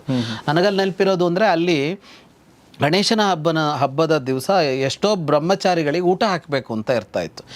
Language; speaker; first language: Kannada; native; Kannada